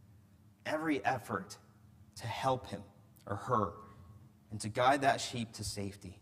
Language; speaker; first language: English; native; English